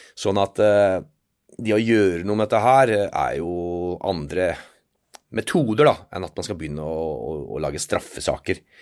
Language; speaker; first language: Norwegian; native; Norwegian